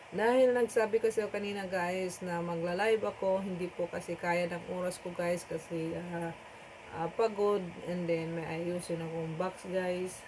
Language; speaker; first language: Filipino; non-native, local second language; Cebuano